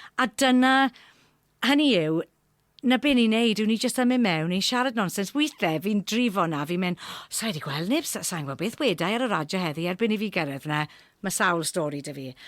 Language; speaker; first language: Welsh; non-native, local second language; English